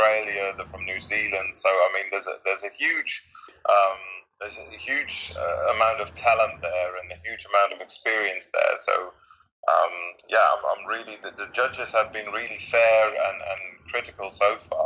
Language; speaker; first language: English; non-native, fluent; Dutch